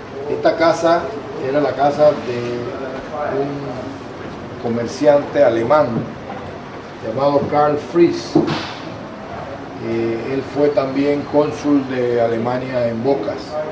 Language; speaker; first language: Spanish; native; Spanish